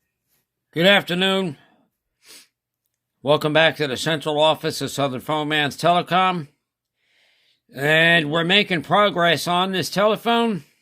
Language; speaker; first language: English; native; English